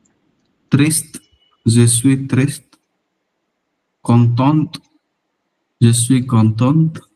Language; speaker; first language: French; non-native, learner; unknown